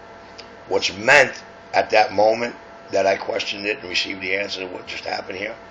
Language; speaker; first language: English; native; English